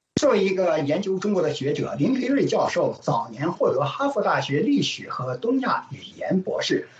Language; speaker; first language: Chinese; native; Chinese